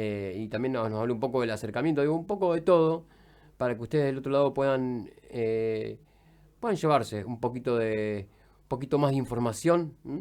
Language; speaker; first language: Spanish; native; Spanish